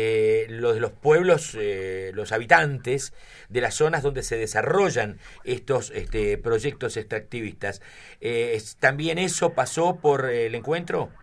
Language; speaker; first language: Spanish; native; Spanish